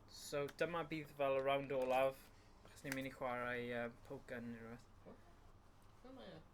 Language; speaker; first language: Welsh; non-native, local second language; English